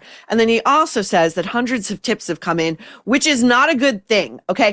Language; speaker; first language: English; native; English